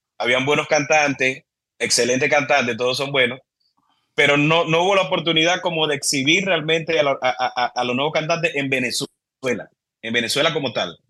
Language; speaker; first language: Spanish; native; Spanish